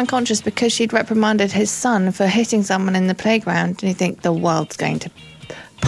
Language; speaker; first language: English; native; English